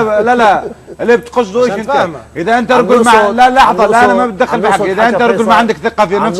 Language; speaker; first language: Arabic; native; Arabic